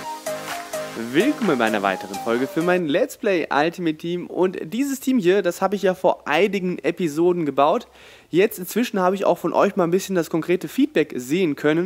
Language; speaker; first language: German; native; German